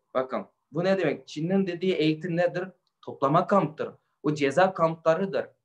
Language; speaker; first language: Turkish; non-native, fluent; Uyghur